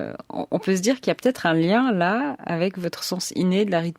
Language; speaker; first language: French; native; French